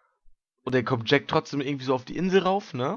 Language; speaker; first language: German; native; German